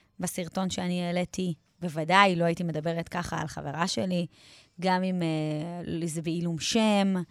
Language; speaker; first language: Hebrew; native; Hebrew